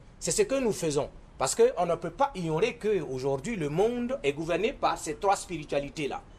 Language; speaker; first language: French; non-native, local second language; Mossi